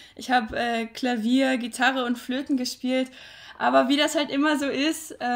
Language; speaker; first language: German; native; German